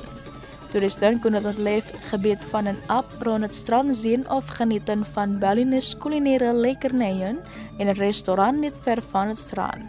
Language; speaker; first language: Dutch; non-native, learner; Indonesian